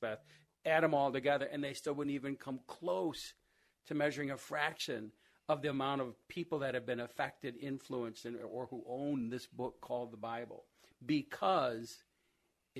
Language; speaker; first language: English; native; English